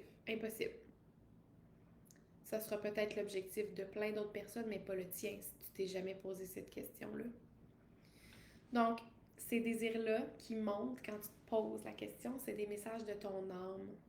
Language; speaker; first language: French; native; French